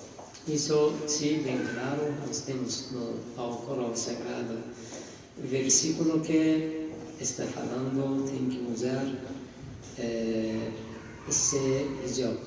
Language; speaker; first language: Portuguese; non-native, fluent; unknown